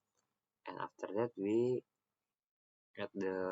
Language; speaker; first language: English; non-native, learner; Indonesian